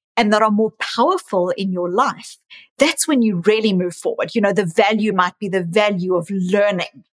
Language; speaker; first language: English; native; English